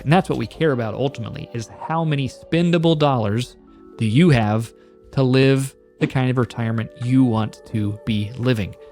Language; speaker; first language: English; native; English